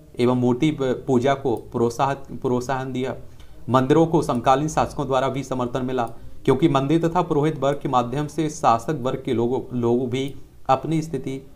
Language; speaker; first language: Hindi; native; Hindi